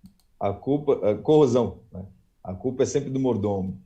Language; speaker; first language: Portuguese; native; Portuguese